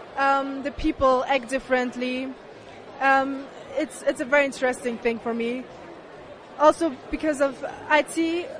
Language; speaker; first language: English; non-native, fluent; German